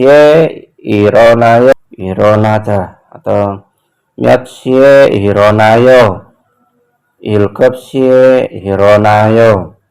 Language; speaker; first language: Korean; non-native, fluent; Indonesian